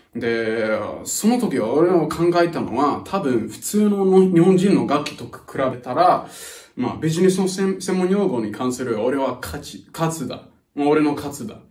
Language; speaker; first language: Japanese; non-native, fluent; English